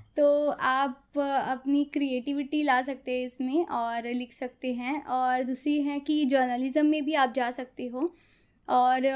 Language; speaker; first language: Hindi; non-native, local second language; Konkani